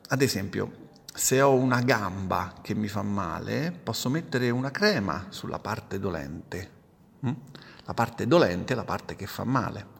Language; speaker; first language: Italian; native; Italian